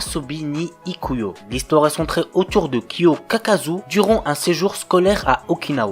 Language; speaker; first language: French; native; French